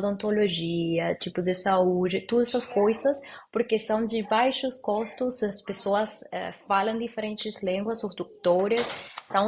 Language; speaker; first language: Portuguese; non-native, learner; Spanish